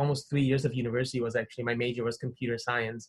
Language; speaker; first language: English; non-native, local second language; Tamil